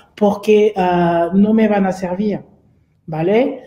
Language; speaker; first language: Spanish; non-native, fluent; French